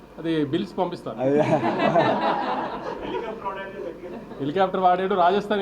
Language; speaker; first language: Telugu; native; Telugu